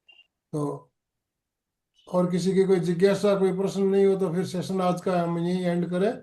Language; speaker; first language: Hindi; native; Hindi